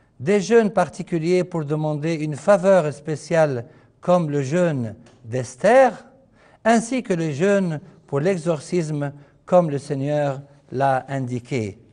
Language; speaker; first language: French; non-native, fluent; Arabic